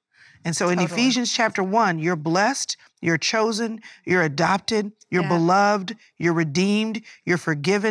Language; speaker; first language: English; native; English